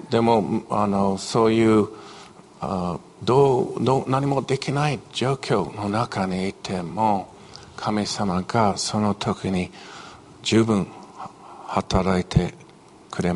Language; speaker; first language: Japanese; non-native, fluent; English